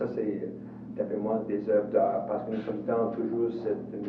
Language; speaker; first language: French; non-native, local second language; English